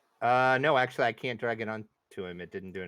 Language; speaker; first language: English; native; English